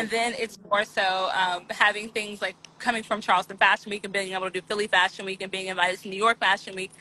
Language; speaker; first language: English; native; English